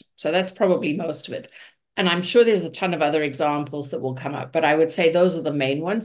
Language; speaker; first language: English; native; English